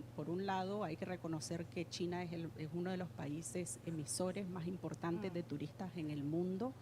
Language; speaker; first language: Spanish; native; Spanish